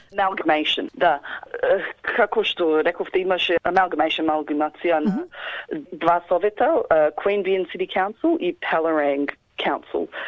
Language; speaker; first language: Macedonian; early bilingual, heritage; Macedonian